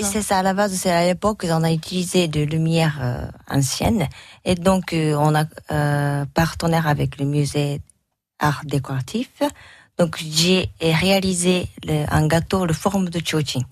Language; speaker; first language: French; non-native, learner; Japanese